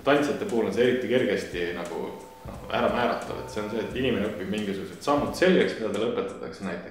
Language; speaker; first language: Estonian; native; Estonian